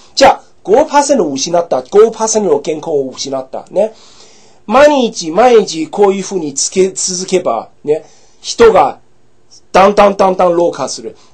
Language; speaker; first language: Japanese; non-native, fluent; English